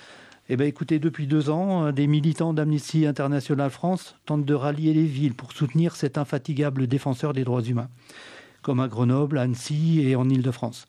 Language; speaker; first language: French; native; French